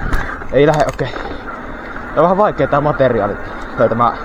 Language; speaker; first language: Finnish; native; Finnish